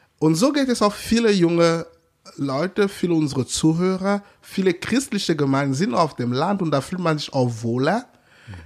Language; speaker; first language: German; non-native, fluent; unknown